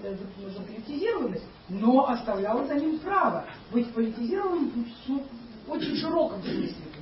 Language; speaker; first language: Russian; native; Russian